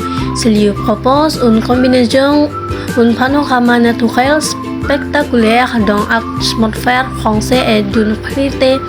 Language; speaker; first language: French; non-native, learner; Indonesian